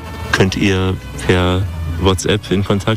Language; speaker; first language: German; native; German